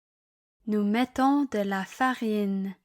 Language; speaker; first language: French; non-native, learner; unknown